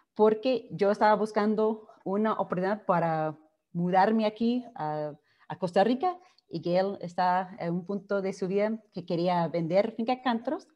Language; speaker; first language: Spanish; non-native, fluent; English